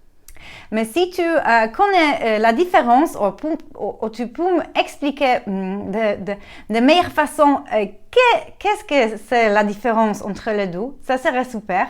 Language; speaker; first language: French; non-native, learner; Polish